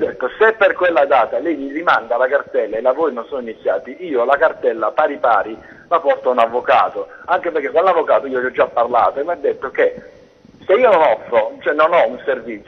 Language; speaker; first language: Italian; native; Italian